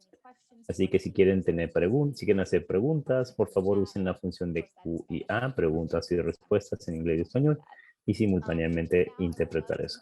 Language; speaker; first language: Spanish; non-native, fluent; English